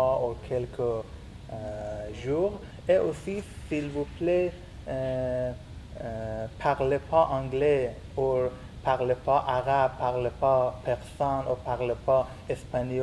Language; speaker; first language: French; non-native, learner; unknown